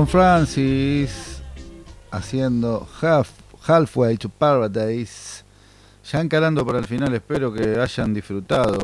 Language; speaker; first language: Spanish; native; Spanish